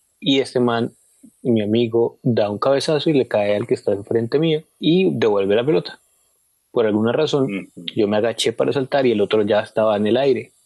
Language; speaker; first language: Spanish; native; Spanish